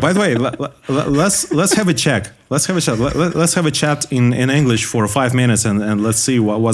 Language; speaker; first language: English; non-native, learner; Russian